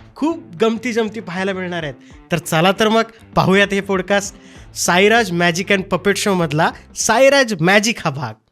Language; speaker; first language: Marathi; native; Marathi